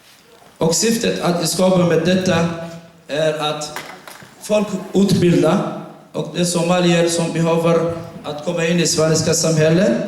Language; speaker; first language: Swedish; non-native, fluent; Somali